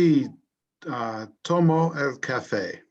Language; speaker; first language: Spanish; non-native, learner; English